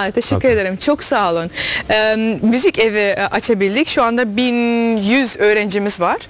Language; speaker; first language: Turkish; early bilingual, heritage; Turkish